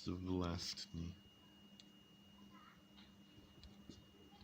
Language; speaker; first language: Czech; non-native, learner; English